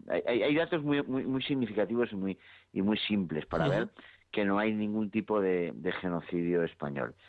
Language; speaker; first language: Spanish; native; Spanish